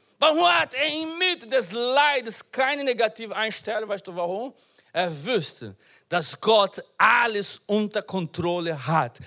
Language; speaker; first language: German; non-native, learner; Portuguese